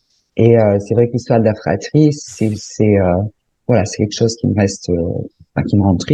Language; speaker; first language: French; native; French